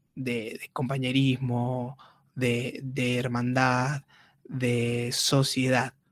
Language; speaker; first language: Spanish; native; Spanish